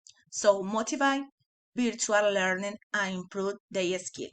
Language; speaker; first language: English; non-native, learner; Spanish